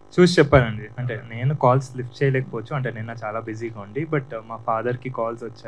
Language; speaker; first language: Telugu; native; Telugu